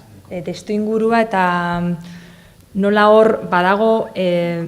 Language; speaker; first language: Basque; non-native, local second language; Spanish